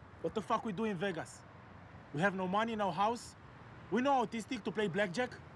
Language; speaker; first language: English; non-native, learner; Romanian